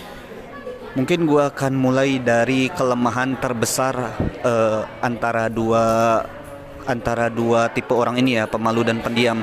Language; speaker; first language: Indonesian; native; Indonesian